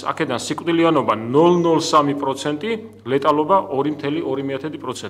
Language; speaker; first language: Georgian; native; Georgian